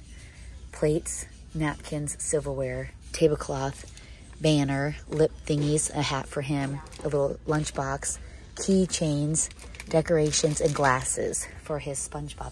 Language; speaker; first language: English; native; English